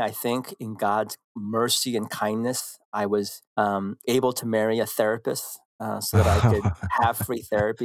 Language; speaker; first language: English; early bilingual, other home language; Korean